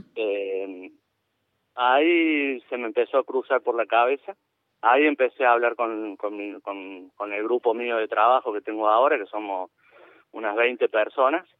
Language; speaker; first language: Spanish; native; Spanish